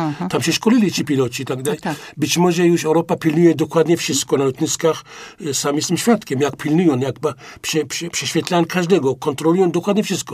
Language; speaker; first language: Polish; non-native, fluent; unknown